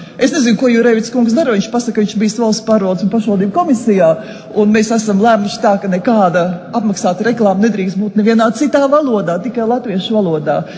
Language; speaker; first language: Latvian; native; Latvian